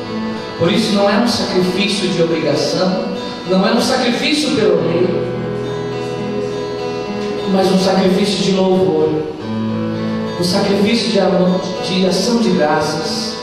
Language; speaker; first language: Portuguese; native; Portuguese